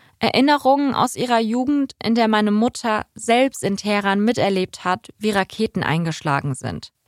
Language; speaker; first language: German; early bilingual, other home language; Persian